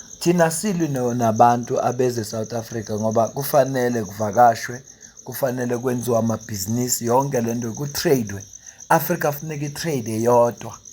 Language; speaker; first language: Zulu; native; Zulu